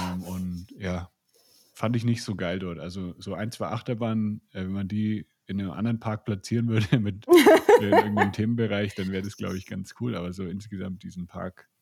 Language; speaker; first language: German; native; German